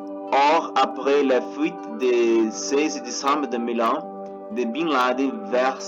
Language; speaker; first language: French; non-native, learner; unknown